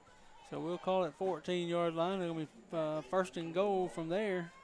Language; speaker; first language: English; native; English